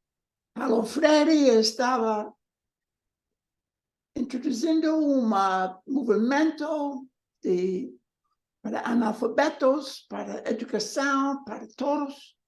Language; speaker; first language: Portuguese; non-native, learner; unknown